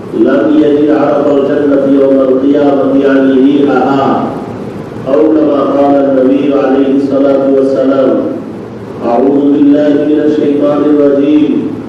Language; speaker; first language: Arabic; non-native, fluent; Bangla